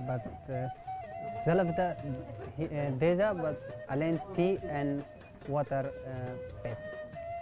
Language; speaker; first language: Dutch; non-native, learner; Persian